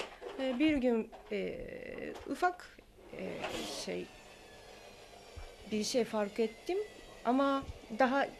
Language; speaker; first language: Turkish; non-native, learner; Japanese